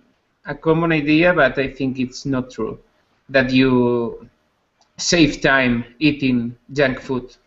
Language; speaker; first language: English; non-native, learner; Spanish